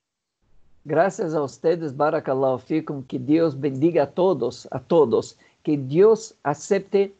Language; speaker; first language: Spanish; non-native, fluent; Portuguese